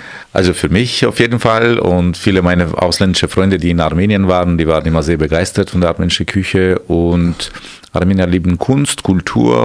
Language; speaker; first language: German; non-native, fluent; Armenian